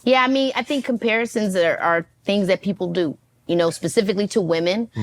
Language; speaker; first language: English; native; English